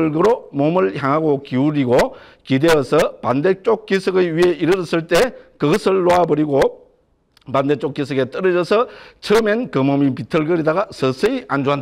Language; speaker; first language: Korean; native; Korean